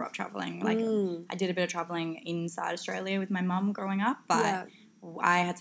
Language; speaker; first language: English; native; English